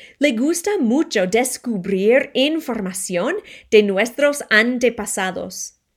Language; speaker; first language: Spanish; non-native, fluent; English